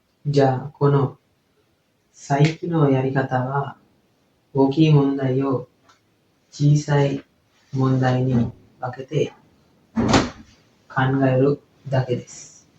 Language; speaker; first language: Japanese; non-native, learner; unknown